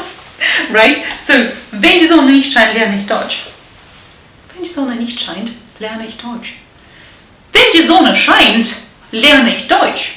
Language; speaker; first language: German; non-native, fluent; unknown